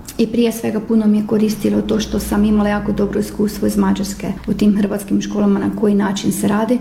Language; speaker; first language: Croatian; early bilingual, heritage; Croatian